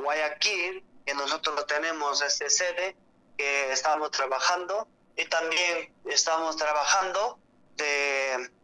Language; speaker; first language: Spanish; non-native, learner; Korean